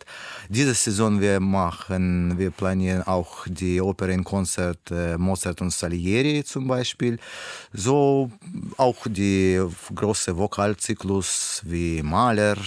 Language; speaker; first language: German; non-native, learner; Russian